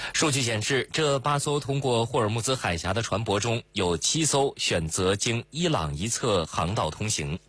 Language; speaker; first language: Chinese; native; Chinese